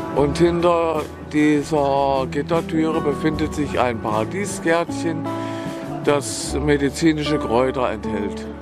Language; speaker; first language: German; native; German